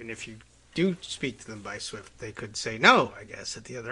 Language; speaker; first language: English; native; English